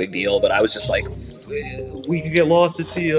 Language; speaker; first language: English; native; English